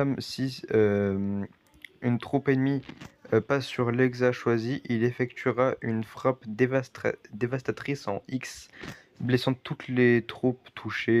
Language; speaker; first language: French; native; French